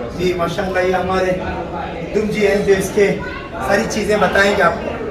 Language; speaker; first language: Hindi; non-native, local second language; Urdu